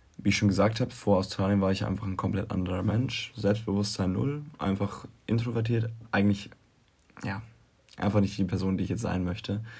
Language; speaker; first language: German; native; German